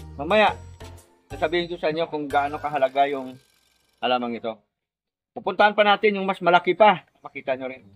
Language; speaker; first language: Filipino; non-native, local second language; Cebuano